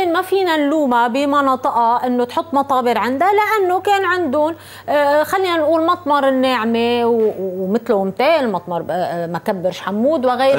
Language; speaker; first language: Arabic; native; Arabic